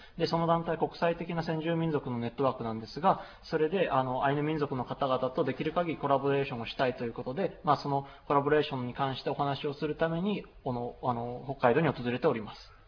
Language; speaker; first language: Japanese; native; Japanese